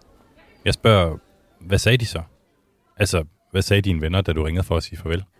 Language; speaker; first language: Danish; native; Danish